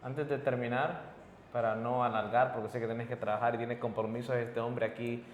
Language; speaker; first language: Spanish; early bilingual, heritage; Spanish